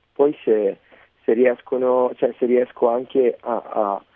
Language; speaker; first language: Italian; early bilingual, other home language; Serbian